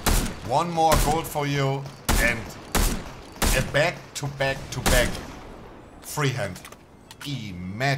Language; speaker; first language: English; non-native, fluent; German